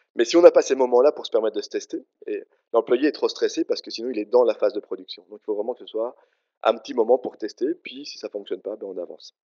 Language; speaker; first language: French; native; French